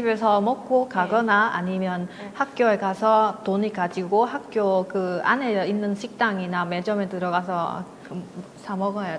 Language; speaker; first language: Korean; non-native, fluent; Vietnamese